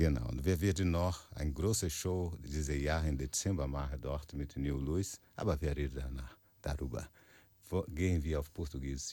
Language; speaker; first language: German; non-native, learner; Portuguese